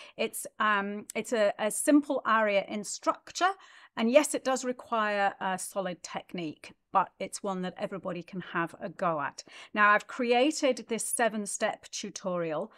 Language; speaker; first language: English; native; English